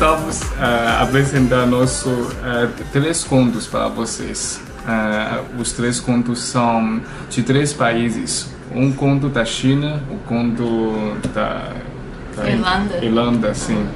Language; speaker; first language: Portuguese; non-native, learner; Chinese